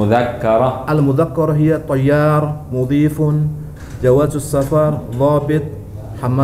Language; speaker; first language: Arabic; non-native, learner; Indonesian